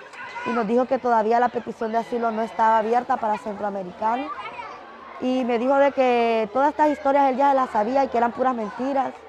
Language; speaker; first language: Spanish; native; Spanish